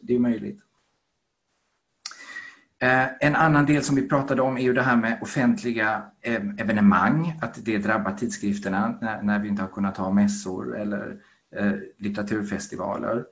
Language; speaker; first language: Swedish; native; Swedish